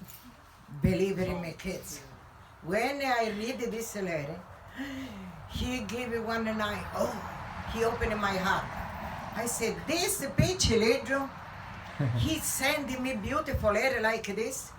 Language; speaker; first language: English; non-native, learner; Italian